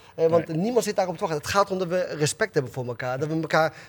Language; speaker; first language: Dutch; early bilingual, other home language; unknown